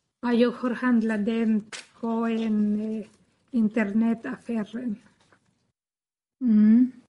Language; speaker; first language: Swedish; non-native, learner; Spanish